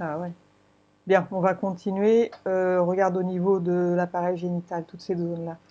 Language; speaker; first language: French; native; French